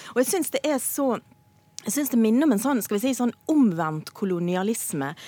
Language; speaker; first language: Norwegian; native; Norwegian